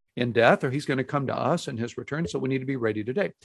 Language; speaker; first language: English; native; English